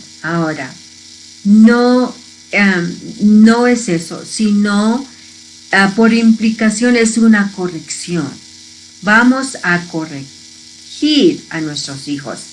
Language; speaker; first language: Spanish; early bilingual, heritage; Spanish